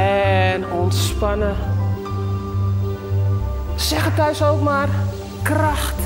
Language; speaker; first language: Dutch; native; Dutch